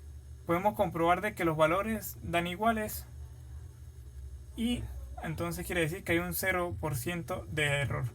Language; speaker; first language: Spanish; native; Spanish